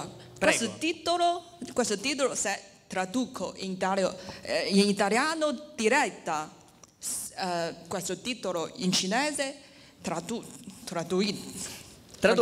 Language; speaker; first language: Italian; non-native, learner; Chinese